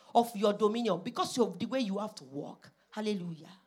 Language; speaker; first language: English; non-native, local second language; Yoruba